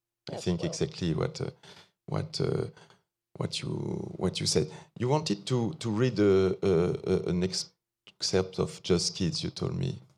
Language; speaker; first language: English; non-native, fluent; French